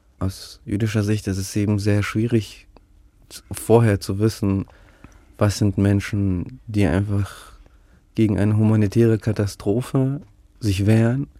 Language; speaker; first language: German; early bilingual, other home language; Russian